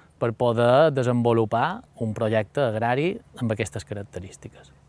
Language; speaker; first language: Catalan; native; Catalan